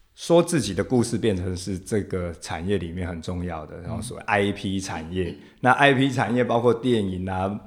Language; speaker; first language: Chinese; non-native, local second language; Min Nan Chinese